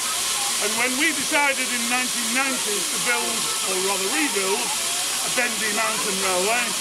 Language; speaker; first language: English; native; English